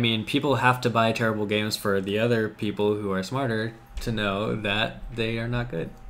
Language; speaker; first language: English; native; English